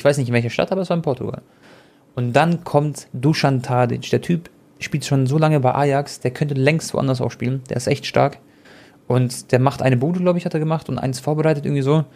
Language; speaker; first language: German; early bilingual, other home language; Croatian